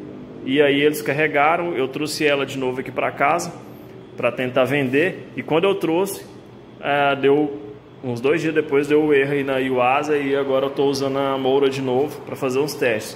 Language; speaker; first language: Portuguese; native; Portuguese